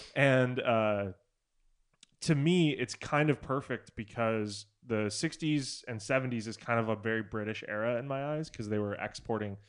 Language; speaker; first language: English; native; English